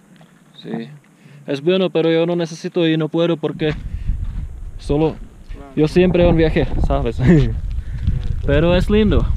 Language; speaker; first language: Spanish; non-native, learner; Czech